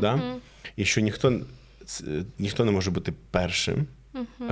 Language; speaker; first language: Ukrainian; non-native, fluent; English